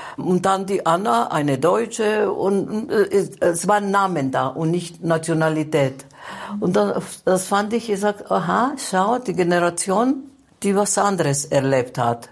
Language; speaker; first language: German; non-native, fluent; Greek